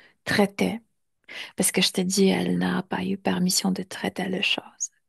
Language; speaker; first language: French; non-native, fluent; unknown